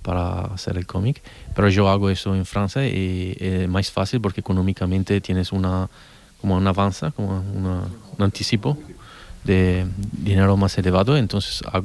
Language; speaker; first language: Spanish; non-native, learner; Italian